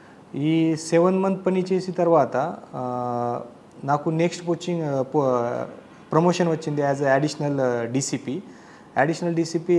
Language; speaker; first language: Telugu; non-native, learner; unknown